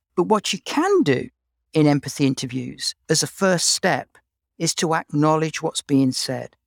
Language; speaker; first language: English; native; English